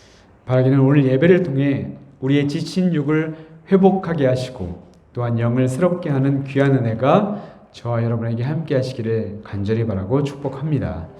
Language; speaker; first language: Korean; native; Korean